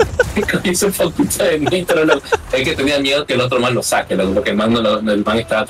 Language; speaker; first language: Spanish; native; Spanish